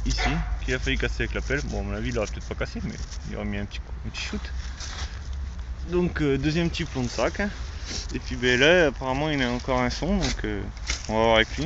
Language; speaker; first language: French; native; French